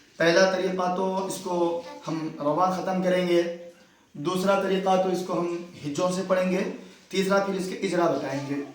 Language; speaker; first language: Urdu; native; Urdu